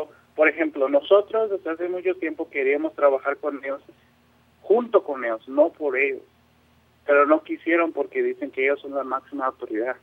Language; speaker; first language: Spanish; non-native, local second language; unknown